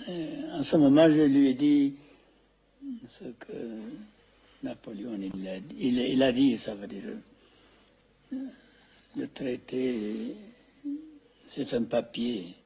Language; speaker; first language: French; non-native, fluent; Amharic